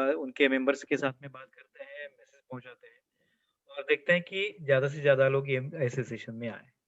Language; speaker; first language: Hindi; non-native, local second language; Marathi